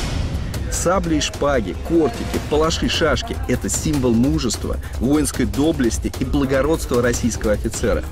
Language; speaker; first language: Russian; native; Russian